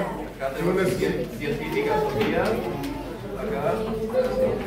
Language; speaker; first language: Spanish; non-native, fluent; German